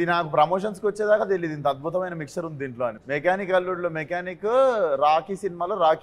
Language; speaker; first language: Telugu; native; Telugu